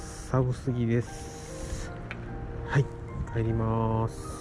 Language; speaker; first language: Japanese; native; Japanese